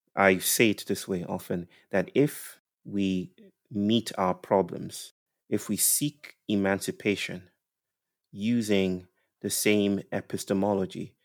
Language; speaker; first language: English; non-native, local second language; Yoruba